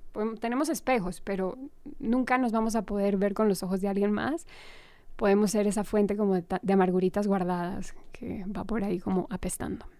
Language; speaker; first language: Spanish; native; Spanish